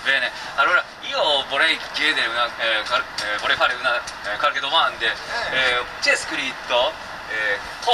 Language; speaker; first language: Italian; non-native, learner; Japanese